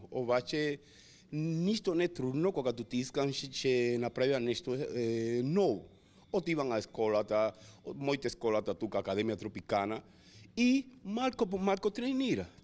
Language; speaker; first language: Bulgarian; non-native, learner; Spanish